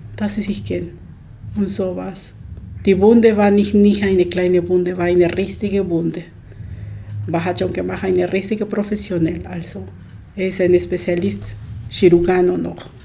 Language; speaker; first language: German; non-native, learner; Spanish